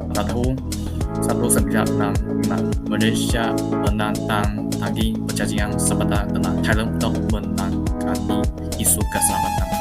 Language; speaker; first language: Malay; non-native, local second language; Chinese